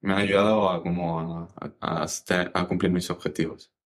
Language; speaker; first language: Spanish; native; Spanish